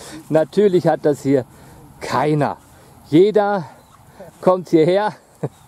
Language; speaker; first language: German; native; German